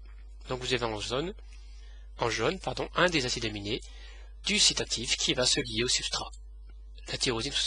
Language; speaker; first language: French; native; French